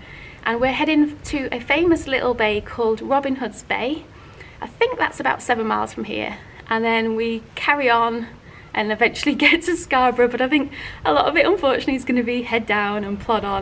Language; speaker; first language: English; native; English